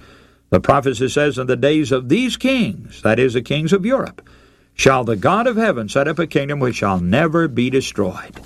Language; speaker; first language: English; native; English